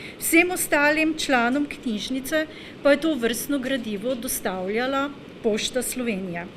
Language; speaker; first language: Slovenian; native; Slovenian